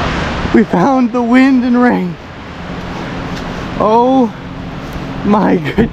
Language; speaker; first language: English; native; English